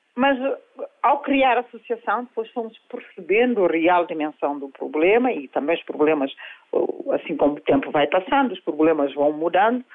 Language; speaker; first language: Portuguese; non-native, local second language; Kabuverdianu